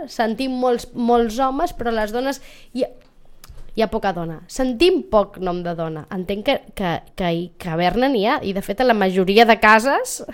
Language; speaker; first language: Catalan; native; Catalan